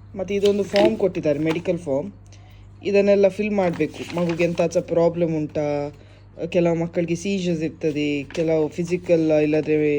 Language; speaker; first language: Kannada; non-native, local second language; Tulu